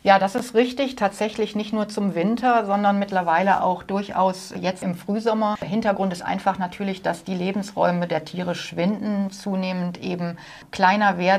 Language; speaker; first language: German; native; German